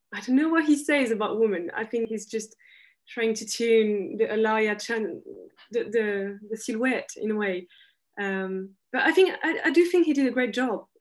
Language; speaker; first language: English; non-native, fluent; French